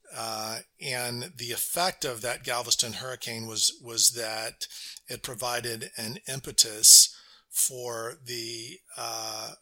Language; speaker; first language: English; native; English